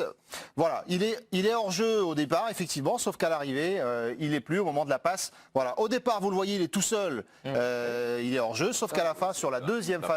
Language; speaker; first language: French; native; French